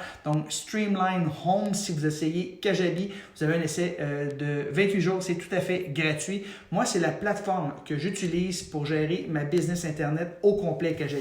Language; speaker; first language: French; native; French